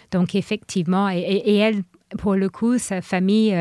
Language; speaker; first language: French; non-native, fluent; English